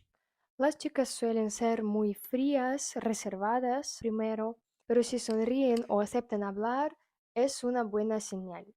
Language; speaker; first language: Spanish; non-native, fluent; Russian